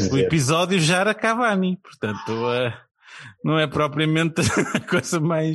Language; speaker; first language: Portuguese; native; Portuguese